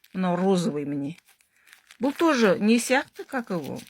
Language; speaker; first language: Russian; non-native, local second language; Kazakh